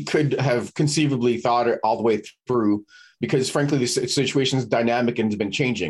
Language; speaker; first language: English; native; English